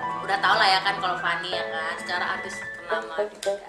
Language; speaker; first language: Indonesian; native; Indonesian